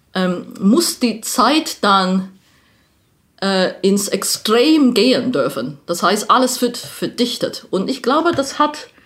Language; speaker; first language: German; non-native, fluent; Chinese